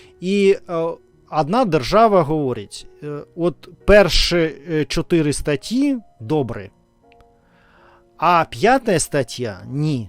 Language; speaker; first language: Ukrainian; non-native, learner; Russian